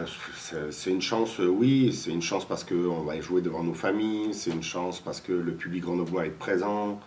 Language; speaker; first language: French; native; French